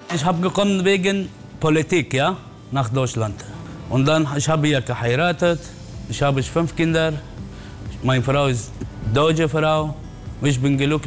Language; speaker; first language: German; non-native, learner; Turkish